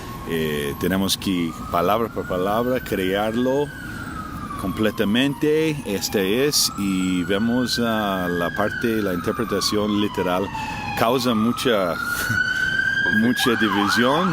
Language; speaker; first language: Spanish; non-native, fluent; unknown